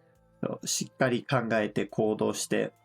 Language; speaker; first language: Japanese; non-native, fluent; English